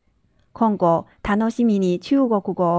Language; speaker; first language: Japanese; non-native, fluent; Chinese